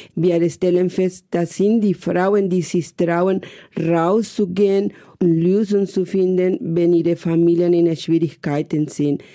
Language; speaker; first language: German; non-native, fluent; Spanish